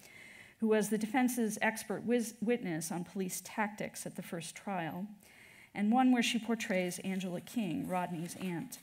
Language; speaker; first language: English; native; English